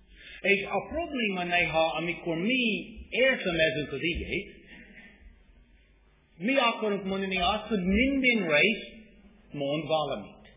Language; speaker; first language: Hungarian; non-native, fluent; English